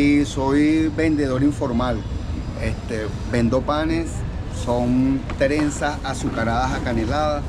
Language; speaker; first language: Spanish; native; Spanish